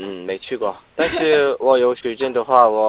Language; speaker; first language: Chinese; non-native, learner; Korean